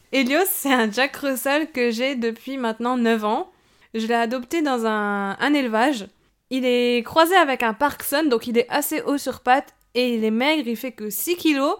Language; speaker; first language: French; native; French